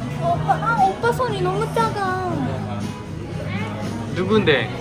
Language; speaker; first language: Korean; non-native, fluent; Turkish